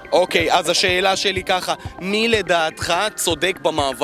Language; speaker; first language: Hebrew; native; Hebrew